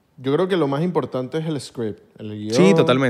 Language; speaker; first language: Spanish; native; Spanish